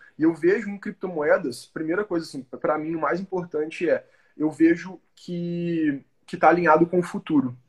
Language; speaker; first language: Portuguese; native; Portuguese